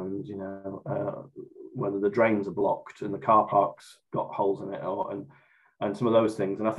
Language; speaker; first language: English; native; English